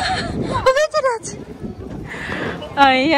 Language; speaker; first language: Dutch; non-native, learner; Waray